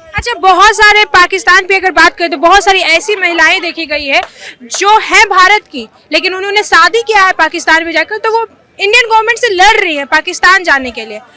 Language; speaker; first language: Hindi; native; Hindi